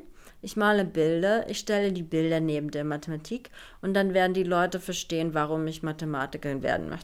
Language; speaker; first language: German; non-native, fluent; Finnish